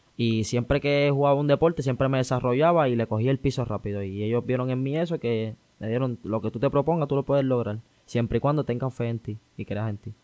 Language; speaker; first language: Spanish; native; Spanish